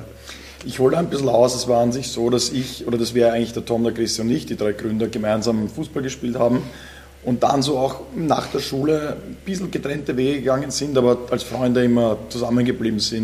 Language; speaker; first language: German; native; German